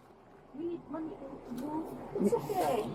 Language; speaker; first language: English; non-native, learner; Arabic